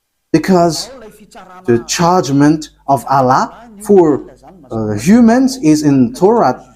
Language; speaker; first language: English; non-native, fluent; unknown